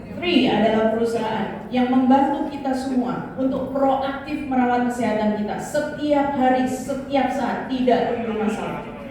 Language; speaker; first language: Indonesian; native; Indonesian